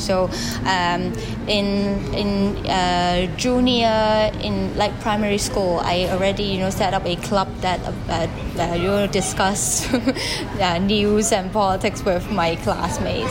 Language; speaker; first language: English; non-native, local second language; Cantonese